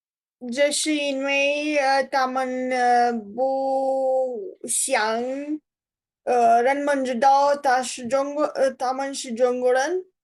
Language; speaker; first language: Chinese; non-native, learner; Romanian